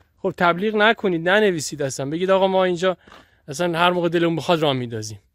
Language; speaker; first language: Persian; native; Persian